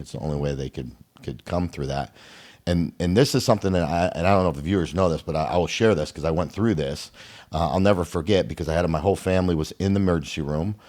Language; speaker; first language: English; native; English